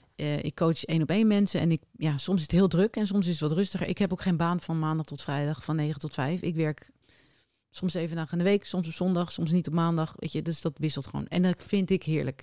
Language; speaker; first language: Dutch; native; Dutch